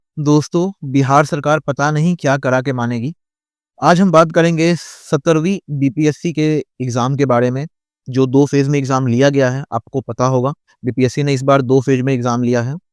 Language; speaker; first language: Hindi; native; Hindi